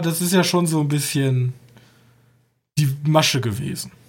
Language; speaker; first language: German; native; German